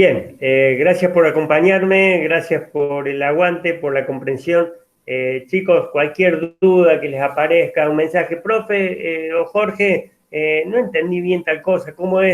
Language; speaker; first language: Spanish; native; Spanish